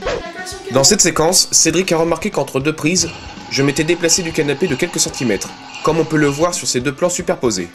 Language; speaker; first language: French; native; French